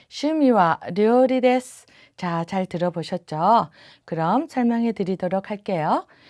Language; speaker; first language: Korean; native; Korean